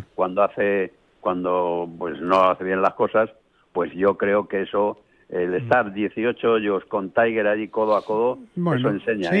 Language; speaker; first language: Spanish; native; Spanish